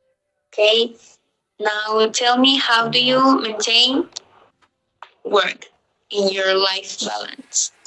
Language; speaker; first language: English; non-native, learner; Spanish